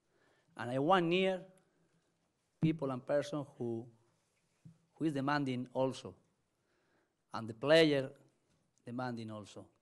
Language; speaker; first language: English; non-native, learner; Spanish